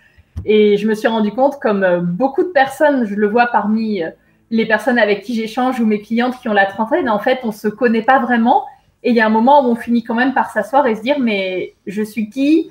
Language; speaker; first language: French; native; French